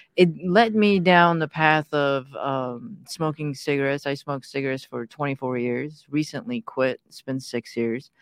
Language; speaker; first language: English; early bilingual, other home language; Persian